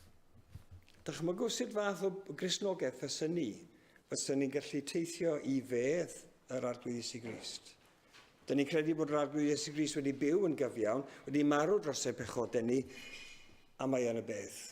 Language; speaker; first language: Welsh; native; Welsh